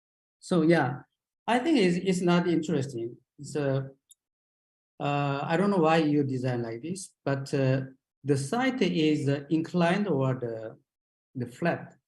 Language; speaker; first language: English; non-native, learner; Japanese